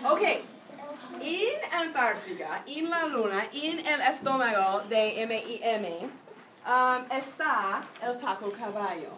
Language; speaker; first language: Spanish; non-native, fluent; English